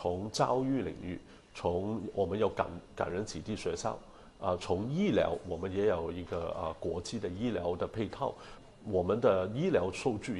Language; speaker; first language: Chinese; non-native, local second language; Cantonese